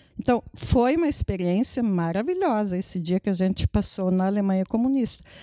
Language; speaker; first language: Portuguese; native; Portuguese